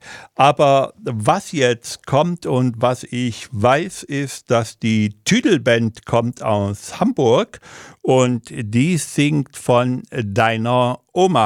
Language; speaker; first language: German; native; German